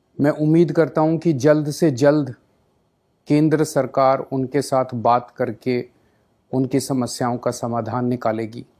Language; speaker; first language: Hindi; native; Hindi